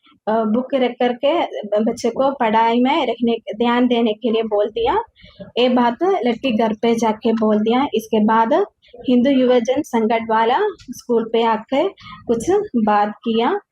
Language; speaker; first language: Hindi; non-native, learner; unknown